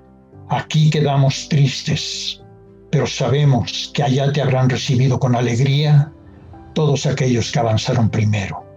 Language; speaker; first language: Spanish; native; Spanish